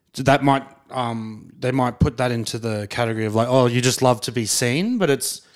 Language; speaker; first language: English; native; English